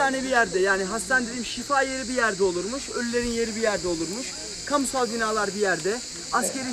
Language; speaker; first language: Turkish; native; Turkish